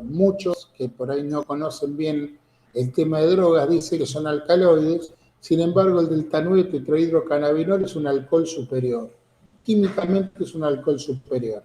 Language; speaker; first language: Spanish; native; Spanish